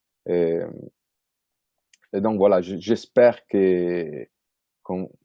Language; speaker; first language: French; non-native, fluent; Italian